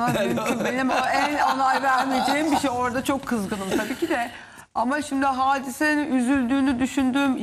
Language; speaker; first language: Turkish; native; Turkish